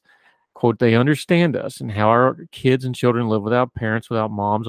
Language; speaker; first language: English; native; English